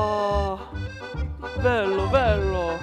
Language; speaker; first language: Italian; non-native, learner; Korean